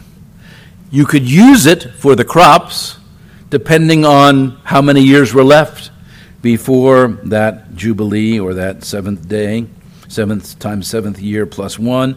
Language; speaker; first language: English; native; English